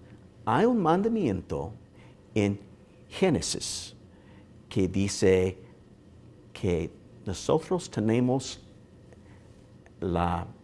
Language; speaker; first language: Spanish; non-native, learner; English